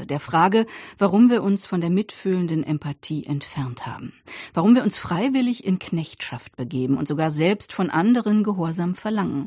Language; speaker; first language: German; native; German